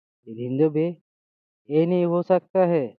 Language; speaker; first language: Hindi; non-native, learner; Bangla